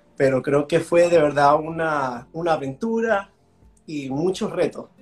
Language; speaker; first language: Spanish; early bilingual, heritage; Spanish